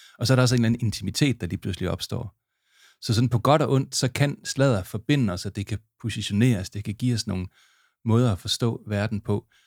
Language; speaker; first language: Danish; native; Danish